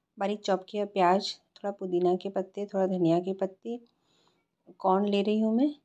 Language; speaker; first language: Hindi; native; Hindi